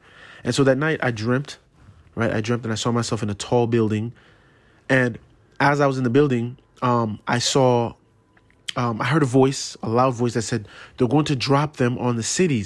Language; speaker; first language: English; native; English